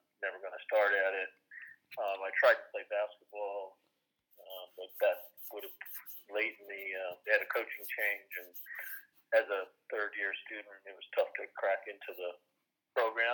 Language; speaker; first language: English; native; English